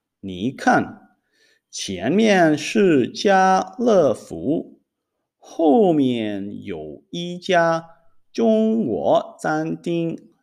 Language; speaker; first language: Chinese; non-native, fluent; Hebrew